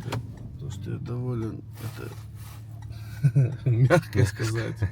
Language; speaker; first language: Russian; native; Russian